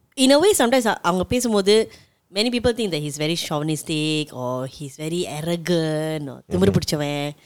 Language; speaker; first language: English; non-native, local second language; Tamil